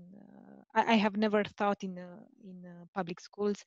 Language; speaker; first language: English; non-native, fluent; Romanian